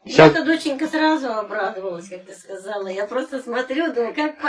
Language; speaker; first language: Russian; native; Russian